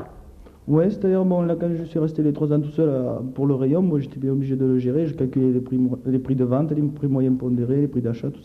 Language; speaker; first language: French; native; French